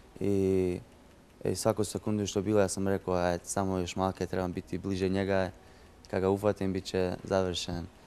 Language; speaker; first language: Croatian; early bilingual, heritage; Bosnian